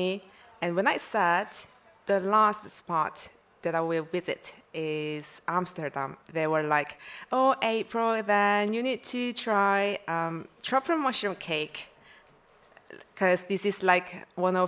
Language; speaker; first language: English; non-native, fluent; Korean